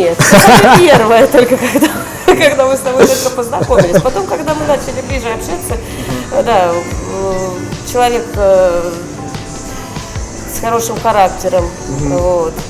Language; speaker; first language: Russian; native; Russian